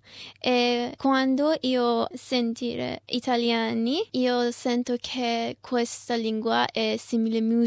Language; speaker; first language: Italian; non-native, learner; Persian